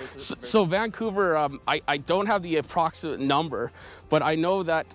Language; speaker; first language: English; native; English